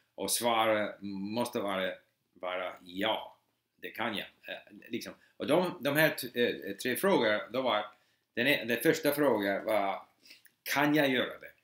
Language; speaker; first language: Swedish; non-native, fluent; English